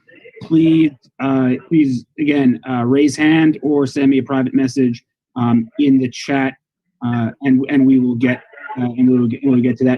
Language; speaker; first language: English; native; English